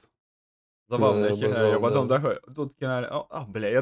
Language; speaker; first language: Russian; native; Russian